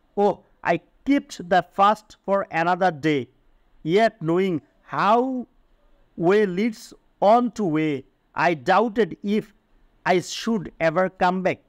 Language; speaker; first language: English; non-native, local second language; Bangla